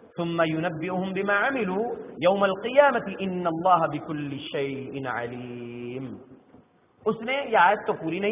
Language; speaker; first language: Urdu; native; Urdu